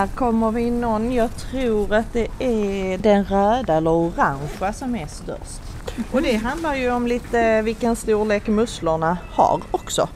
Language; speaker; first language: Swedish; native; Swedish